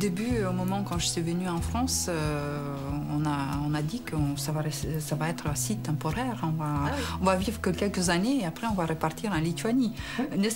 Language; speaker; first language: French; non-native, fluent; Lithuanian